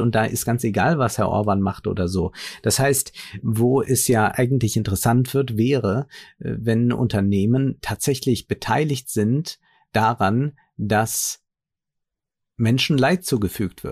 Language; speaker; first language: German; native; German